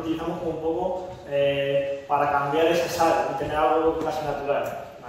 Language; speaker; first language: Spanish; native; Spanish